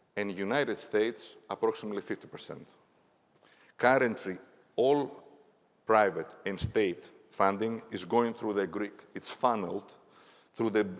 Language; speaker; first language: English; non-native, fluent; Greek